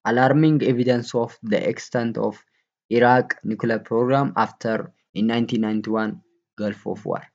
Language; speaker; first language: English; non-native, local second language; Amharic